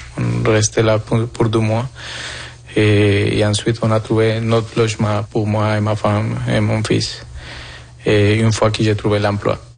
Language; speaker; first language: French; non-native, fluent; Spanish